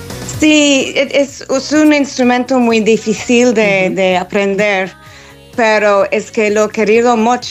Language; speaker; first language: Spanish; non-native, learner; English